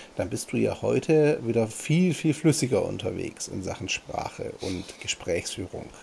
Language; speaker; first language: German; native; German